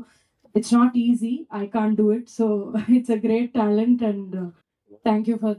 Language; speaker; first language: Telugu; non-native, fluent; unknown